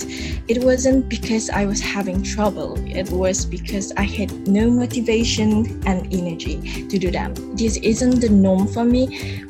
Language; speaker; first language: English; non-native, local second language; Malay